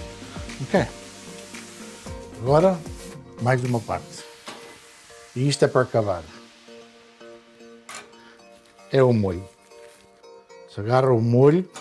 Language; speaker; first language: Portuguese; early bilingual, heritage; Portuguese